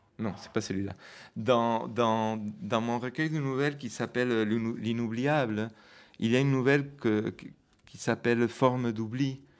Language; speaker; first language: French; non-native, fluent; Spanish